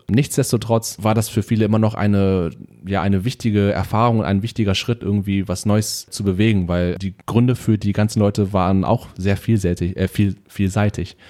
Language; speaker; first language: German; native; German